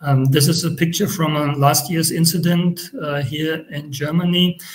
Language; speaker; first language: English; non-native, fluent; German